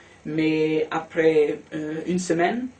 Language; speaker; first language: French; non-native, learner; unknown